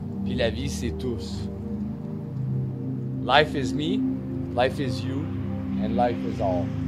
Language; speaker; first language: English; non-native, fluent; French